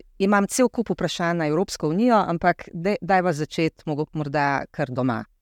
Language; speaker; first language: Slovenian; native; Slovenian